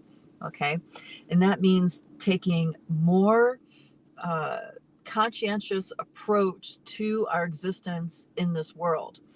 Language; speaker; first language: English; native; English